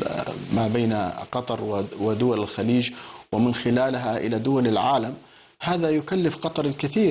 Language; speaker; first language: Arabic; native; Arabic